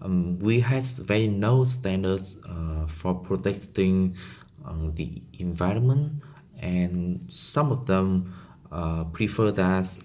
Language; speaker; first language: English; non-native, learner; Vietnamese